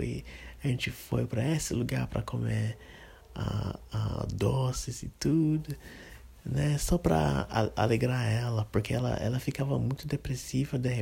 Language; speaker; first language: Portuguese; non-native, fluent; English